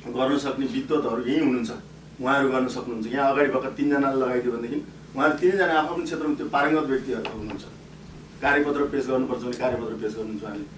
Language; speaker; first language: Nepali; native; Nepali